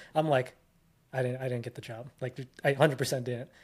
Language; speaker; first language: English; early bilingual, other home language; Filipino